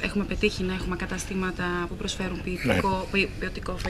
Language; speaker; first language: Greek; native; Greek